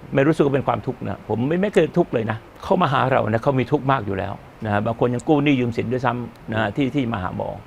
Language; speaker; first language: Thai; native; Thai